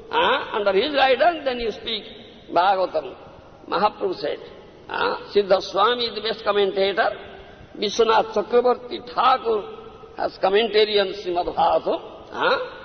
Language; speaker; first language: English; non-native, local second language; Odia